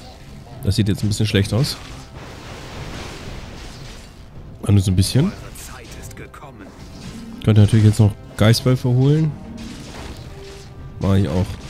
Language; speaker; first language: German; native; German